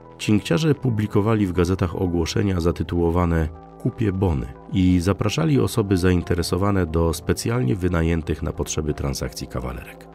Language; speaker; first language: Polish; native; Polish